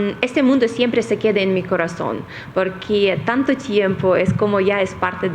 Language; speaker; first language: Spanish; non-native, fluent; Russian